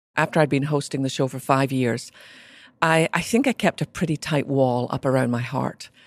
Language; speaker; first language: English; native; English